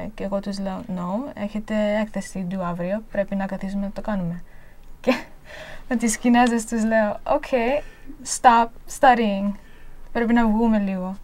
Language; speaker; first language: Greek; early bilingual, heritage; Greek